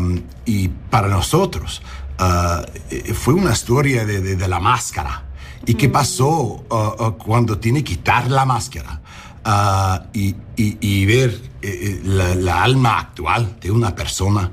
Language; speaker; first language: Spanish; non-native, learner; English